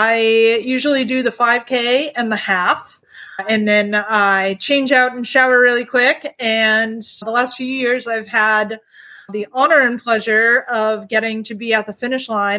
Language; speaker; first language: English; native; English